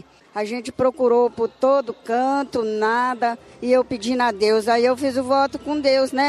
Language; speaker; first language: Portuguese; native; Portuguese